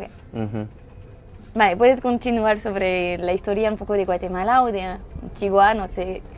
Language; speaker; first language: Spanish; non-native, learner; French